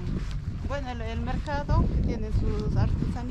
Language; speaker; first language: Spanish; native; Spanish